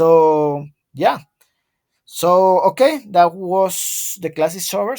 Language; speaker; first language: English; non-native, learner; Spanish